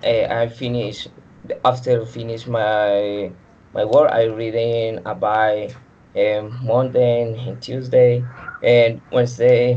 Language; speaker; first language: English; non-native, learner; Spanish